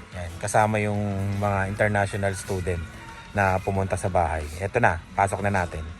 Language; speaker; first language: Filipino; native; Filipino